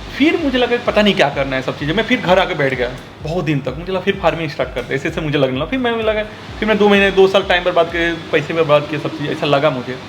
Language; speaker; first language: Hindi; native; Hindi